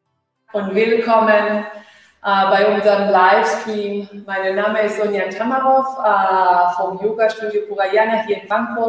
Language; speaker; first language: German; non-native, fluent; Spanish